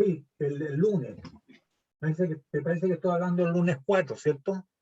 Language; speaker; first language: Spanish; native; Spanish